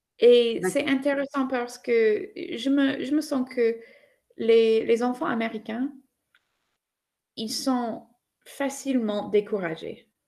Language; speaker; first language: French; non-native, fluent; English